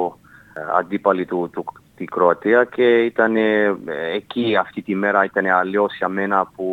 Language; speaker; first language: Greek; early bilingual, heritage; Greek